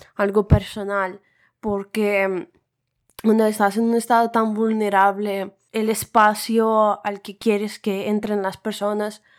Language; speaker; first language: Spanish; non-native, fluent; Russian